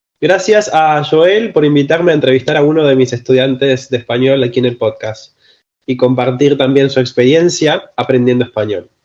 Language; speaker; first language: Spanish; native; Spanish